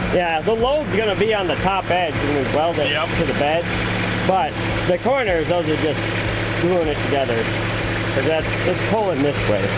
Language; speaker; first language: English; native; English